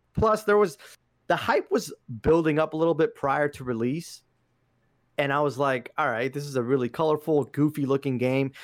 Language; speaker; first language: English; early bilingual, other home language; Arabic